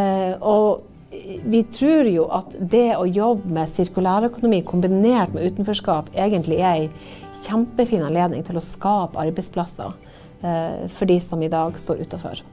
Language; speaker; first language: Norwegian; native; Norwegian